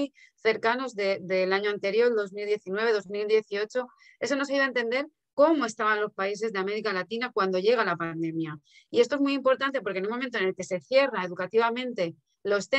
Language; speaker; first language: Spanish; native; Spanish